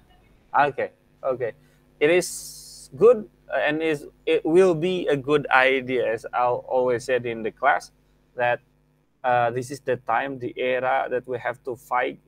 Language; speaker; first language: English; non-native, fluent; Indonesian